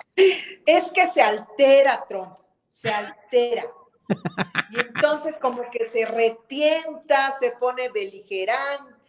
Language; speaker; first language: Spanish; native; Spanish